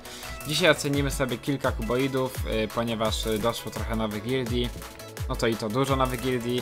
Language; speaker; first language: Polish; native; Polish